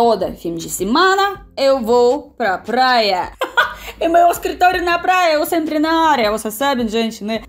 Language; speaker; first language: Portuguese; non-native, fluent; Russian